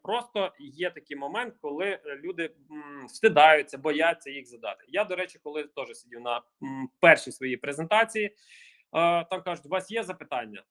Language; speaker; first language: Ukrainian; native; Ukrainian